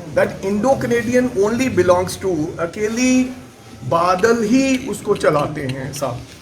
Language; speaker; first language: Hindi; non-native, local second language; Punjabi